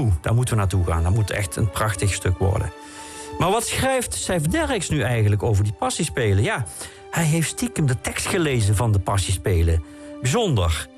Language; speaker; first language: Dutch; native; Dutch